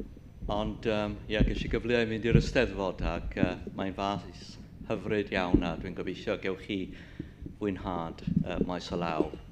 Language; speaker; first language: Welsh; native; Welsh